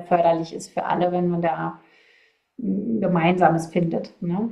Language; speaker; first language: German; native; German